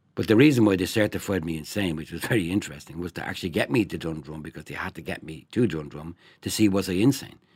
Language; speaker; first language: English; native; English